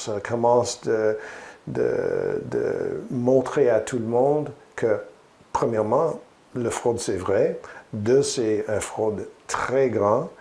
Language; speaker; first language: French; non-native, learner; English